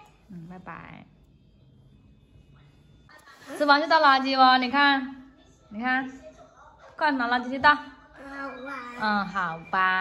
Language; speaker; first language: Chinese; native; Chinese